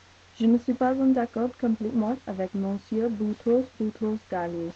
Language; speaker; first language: French; non-native, learner; English